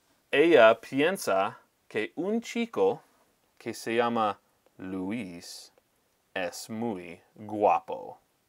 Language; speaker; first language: Spanish; non-native, fluent; English